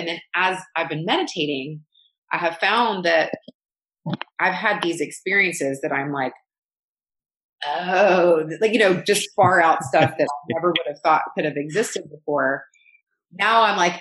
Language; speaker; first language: English; native; English